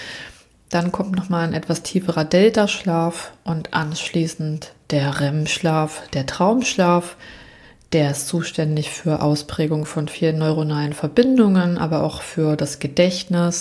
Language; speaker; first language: German; native; German